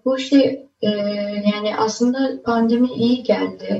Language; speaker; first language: Turkish; early bilingual, other home language; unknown